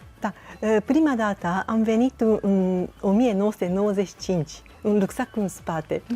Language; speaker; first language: Romanian; non-native, learner; Japanese